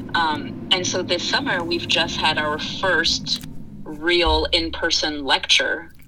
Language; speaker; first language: English; early bilingual, other home language; French